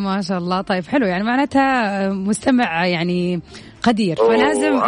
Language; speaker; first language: Arabic; native; Arabic